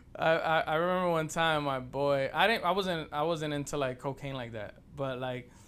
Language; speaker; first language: English; early bilingual, other home language; Spanish